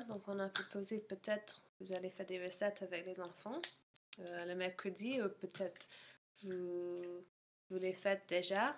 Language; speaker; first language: French; non-native, fluent; English